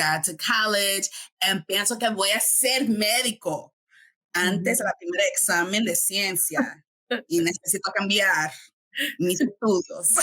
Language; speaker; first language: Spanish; non-native, fluent; English